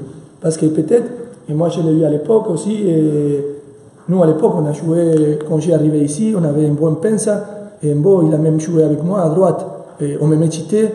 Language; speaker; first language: French; non-native, fluent; Spanish